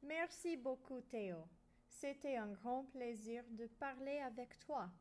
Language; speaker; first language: French; non-native, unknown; English